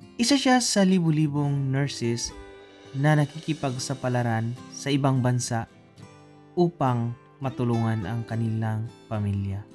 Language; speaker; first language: Filipino; native; Filipino